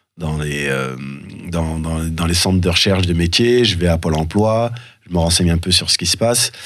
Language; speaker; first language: French; early bilingual, other home language; Soninke